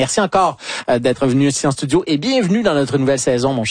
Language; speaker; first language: French; native; French